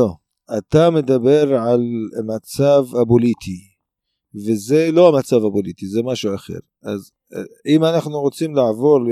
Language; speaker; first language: Hebrew; non-native, local second language; Arabic